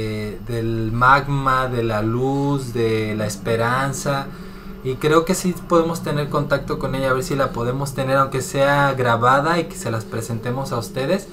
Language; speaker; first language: Spanish; native; Spanish